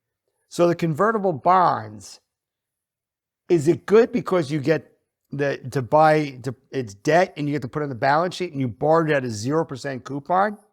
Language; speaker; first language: English; native; English